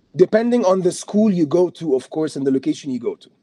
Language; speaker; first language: English; non-native, fluent; Arabic